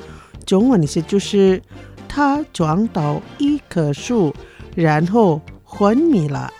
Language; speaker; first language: Chinese; non-native, fluent; Indonesian